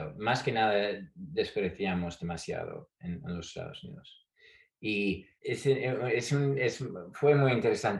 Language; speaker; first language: Spanish; non-native, fluent; English